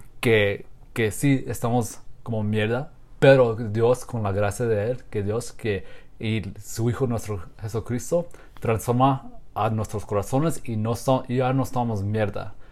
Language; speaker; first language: Spanish; non-native, learner; English